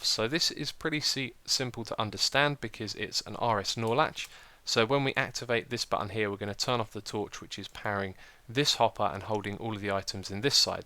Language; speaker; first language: English; native; English